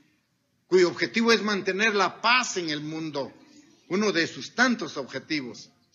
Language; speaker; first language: Spanish; native; Spanish